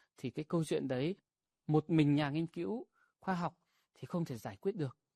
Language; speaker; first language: Vietnamese; non-native, local second language; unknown